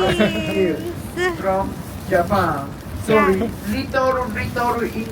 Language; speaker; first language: English; non-native, learner; Japanese